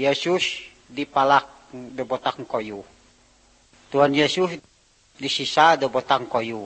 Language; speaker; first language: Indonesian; non-native, local second language; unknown